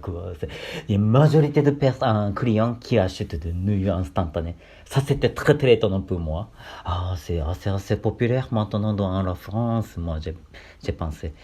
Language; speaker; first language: French; non-native, learner; Japanese